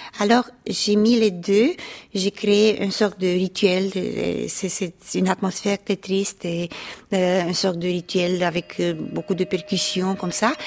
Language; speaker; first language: French; non-native, fluent; Romanian